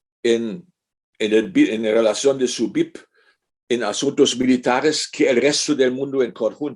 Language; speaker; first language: Spanish; non-native, fluent; German